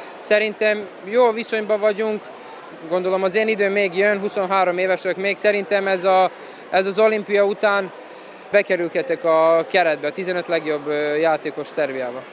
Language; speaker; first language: Hungarian; native; Hungarian